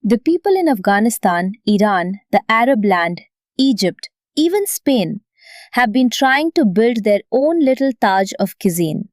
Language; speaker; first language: English; non-native, local second language; Bangla